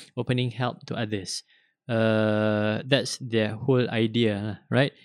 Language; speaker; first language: English; non-native, local second language; Malay